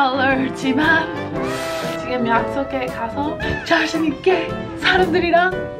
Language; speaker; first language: Korean; non-native, learner; English